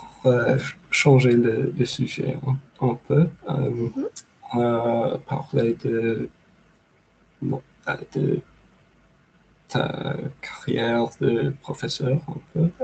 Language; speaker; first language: French; non-native, learner; English